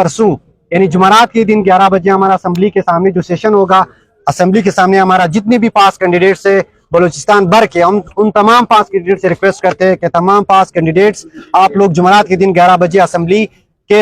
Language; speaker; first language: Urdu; non-native, local second language; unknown